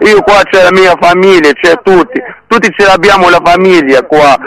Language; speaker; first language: Italian; non-native, learner; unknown